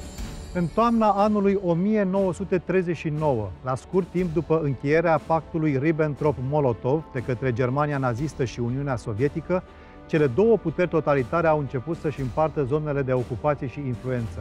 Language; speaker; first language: Romanian; native; Romanian